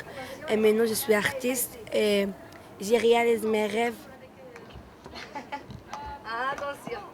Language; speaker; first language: French; non-native, learner; Arabic